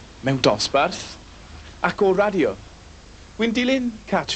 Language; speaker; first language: Welsh; non-native, learner; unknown